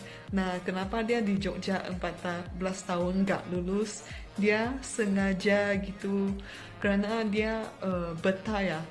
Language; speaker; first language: Indonesian; non-native, fluent; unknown